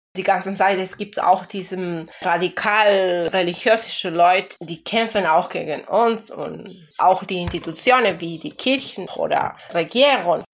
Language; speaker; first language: German; non-native, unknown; Spanish